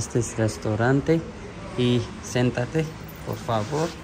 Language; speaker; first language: Spanish; non-native, learner; Urdu